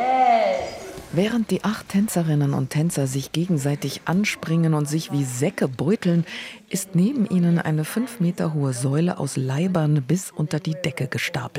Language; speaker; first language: German; native; German